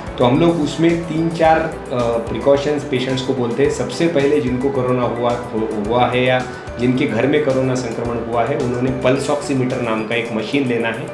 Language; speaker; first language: Hindi; non-native, local second language; Marathi